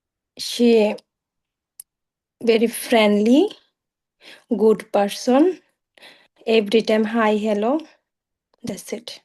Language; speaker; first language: English; non-native, learner; Bangla